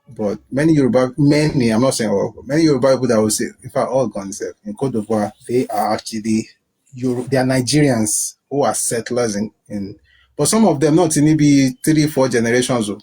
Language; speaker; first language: English; non-native, local second language; Yoruba